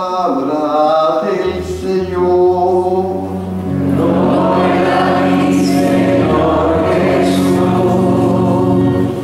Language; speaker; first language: Spanish; native; Spanish